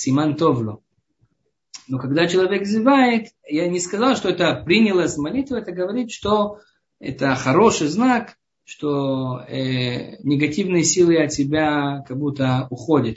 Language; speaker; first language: Russian; early bilingual, heritage; Hebrew